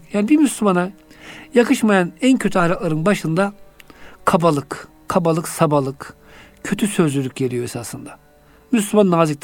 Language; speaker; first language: Turkish; native; Turkish